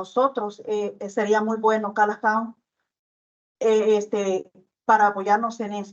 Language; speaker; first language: Spanish; native; Spanish